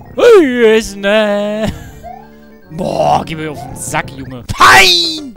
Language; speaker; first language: German; native; German